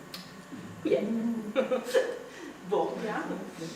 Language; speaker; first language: French; non-native, fluent; Italian